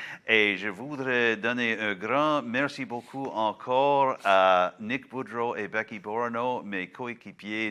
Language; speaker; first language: French; non-native, local second language; English